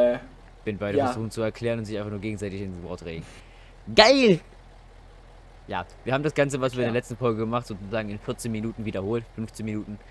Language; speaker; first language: German; native; German